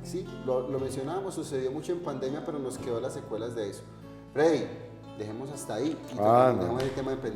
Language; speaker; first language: Spanish; native; Spanish